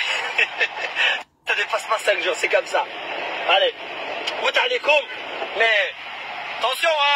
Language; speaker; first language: French; early bilingual, other home language; Arabic